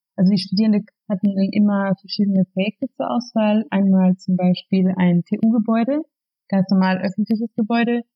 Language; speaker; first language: German; non-native, fluent; Spanish